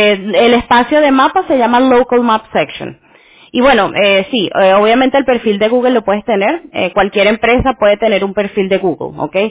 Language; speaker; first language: Spanish; non-native, fluent; English